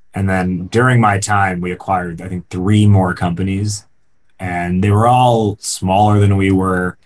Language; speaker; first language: English; native; English